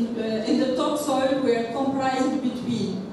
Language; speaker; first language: English; non-native, local second language; Arabic